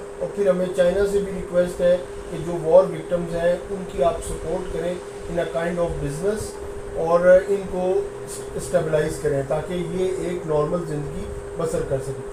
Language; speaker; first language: Urdu; native; Urdu